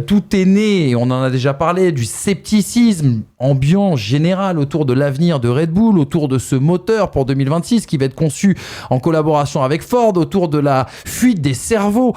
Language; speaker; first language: French; native; French